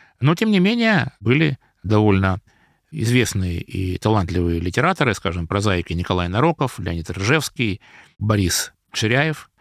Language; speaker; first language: Russian; native; Russian